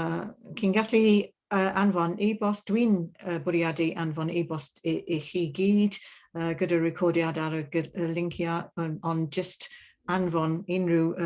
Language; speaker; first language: Welsh; non-native, learner; English